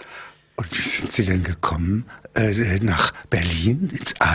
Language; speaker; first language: German; native; German